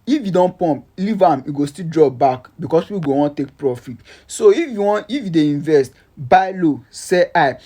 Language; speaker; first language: Nigerian Pidgin; native; Nigerian Pidgin